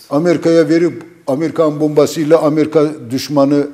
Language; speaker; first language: Turkish; native; Turkish